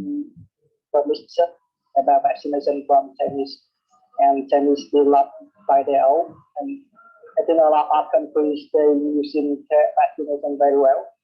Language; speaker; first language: English; non-native, learner; Vietnamese